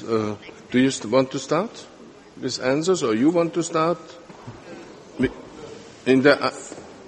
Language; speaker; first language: English; non-native, fluent; German